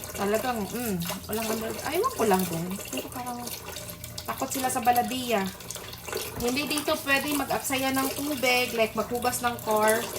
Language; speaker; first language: Filipino; non-native, local second language; Cebuano